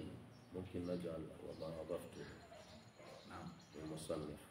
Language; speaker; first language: Arabic; non-native, fluent; Swahili